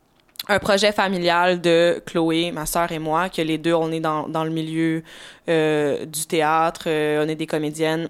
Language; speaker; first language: French; native; French